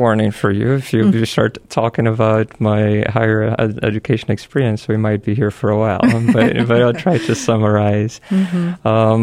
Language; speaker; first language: English; non-native, fluent; Portuguese